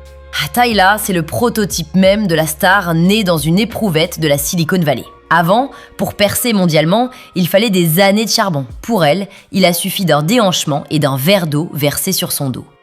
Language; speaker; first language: French; native; French